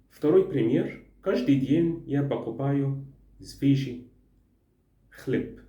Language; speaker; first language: Russian; non-native, learner; Arabic